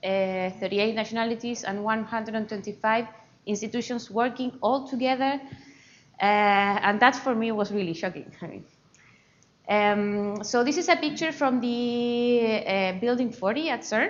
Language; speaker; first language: English; non-native, fluent; Spanish